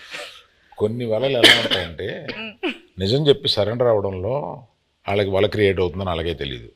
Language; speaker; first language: Telugu; native; Telugu